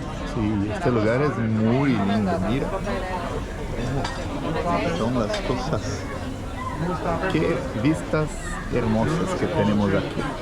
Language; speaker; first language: Spanish; non-native, fluent; Portuguese